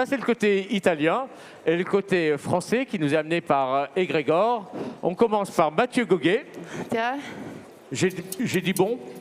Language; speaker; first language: French; native; French